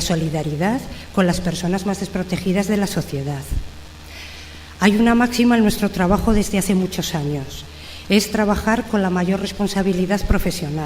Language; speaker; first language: Spanish; native; Spanish